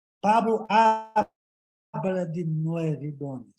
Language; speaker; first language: Spanish; non-native, learner; Portuguese